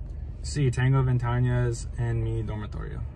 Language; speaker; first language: Spanish; non-native, learner; English